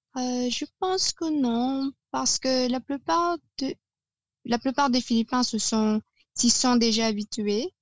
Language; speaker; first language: French; non-native, fluent; Filipino